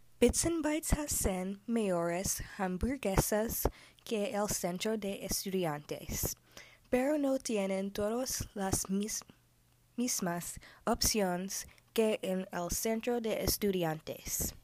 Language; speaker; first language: Spanish; non-native, learner; English